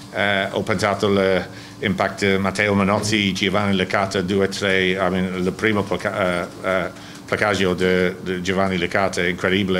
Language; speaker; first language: Italian; non-native, learner; English